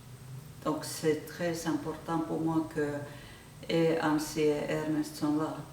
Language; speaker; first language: French; non-native, fluent; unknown